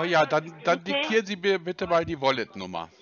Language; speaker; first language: German; native; German